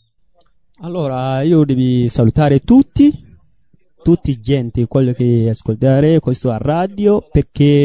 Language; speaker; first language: Italian; non-native, learner; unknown